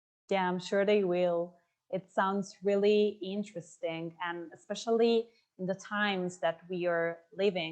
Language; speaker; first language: English; non-native, fluent; Italian